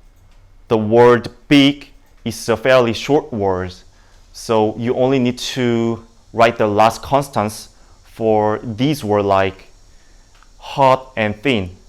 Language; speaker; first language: English; non-native, learner; Indonesian